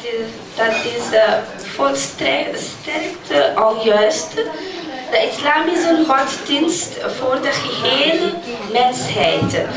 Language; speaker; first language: Dutch; non-native, learner; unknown